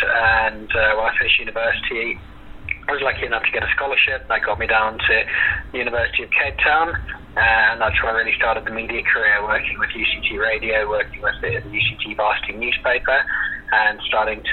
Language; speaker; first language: English; native; English